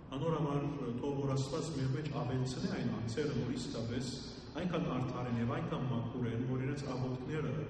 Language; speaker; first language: Armenian; early bilingual, heritage; Armenian